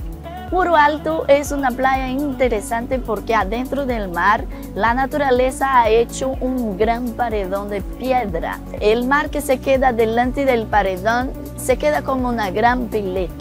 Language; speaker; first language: Spanish; non-native, fluent; Portuguese